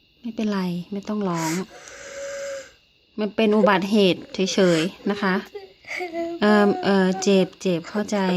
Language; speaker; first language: Thai; native; Thai